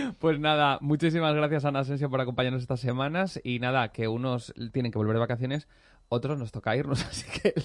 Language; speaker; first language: Spanish; native; Spanish